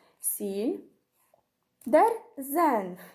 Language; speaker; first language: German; non-native, fluent; Ukrainian